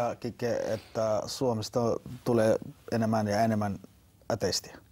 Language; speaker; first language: Finnish; non-native, learner; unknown